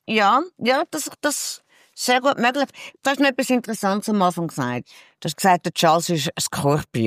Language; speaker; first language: German; native; German